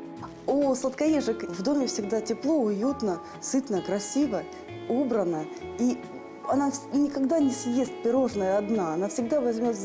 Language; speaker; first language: Russian; native; Russian